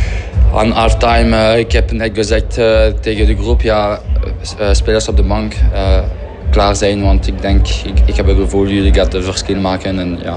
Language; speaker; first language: Dutch; non-native, fluent; French